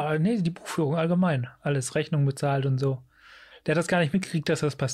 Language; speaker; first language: German; native; German